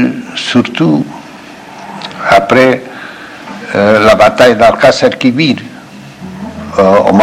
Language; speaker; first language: French; non-native, fluent; Portuguese